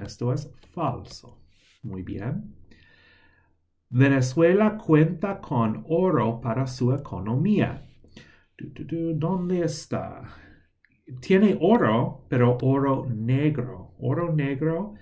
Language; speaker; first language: Spanish; non-native, fluent; English